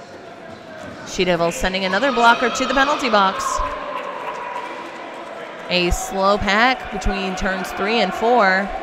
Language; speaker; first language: English; native; English